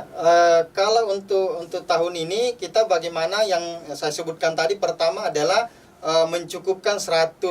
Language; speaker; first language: Indonesian; native; Indonesian